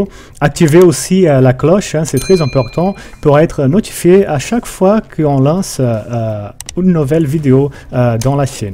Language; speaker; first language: French; non-native, fluent; Portuguese